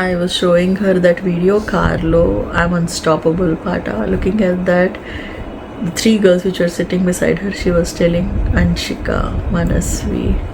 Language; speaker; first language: English; non-native, local second language; Telugu